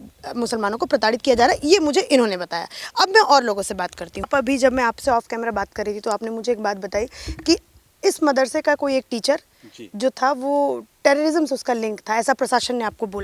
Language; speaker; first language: Hindi; native; Hindi